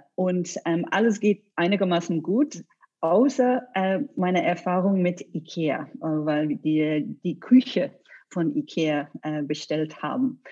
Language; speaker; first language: German; non-native, learner; English